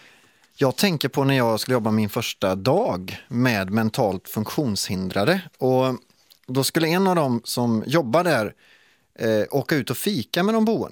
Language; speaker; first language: Swedish; native; Swedish